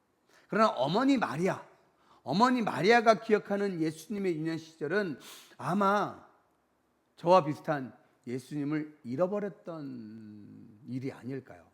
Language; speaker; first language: Korean; native; Korean